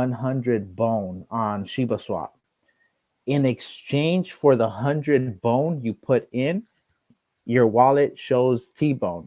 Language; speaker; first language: English; native; English